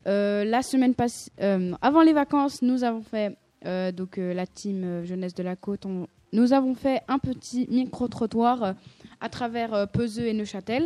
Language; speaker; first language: French; native; French